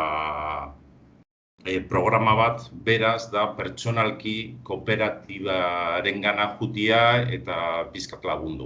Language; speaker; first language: Basque; non-native, local second language; Spanish